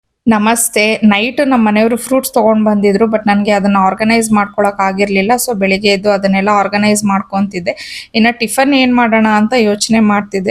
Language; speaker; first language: Kannada; native; Kannada